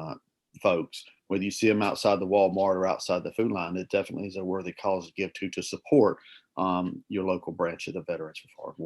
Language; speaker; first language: English; native; English